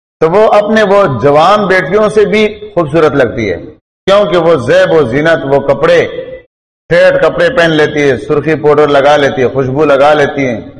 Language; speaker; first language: Urdu; non-native, local second language; Pashto